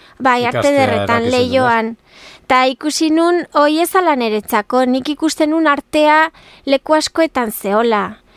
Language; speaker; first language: Basque; native; Basque